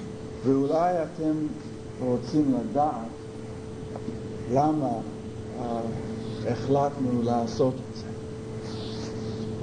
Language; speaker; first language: Hebrew; non-native, fluent; English